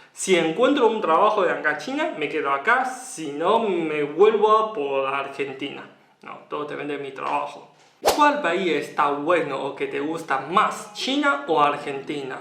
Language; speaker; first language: Spanish; non-native, learner; Chinese